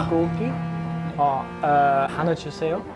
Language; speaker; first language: Korean; non-native, learner; English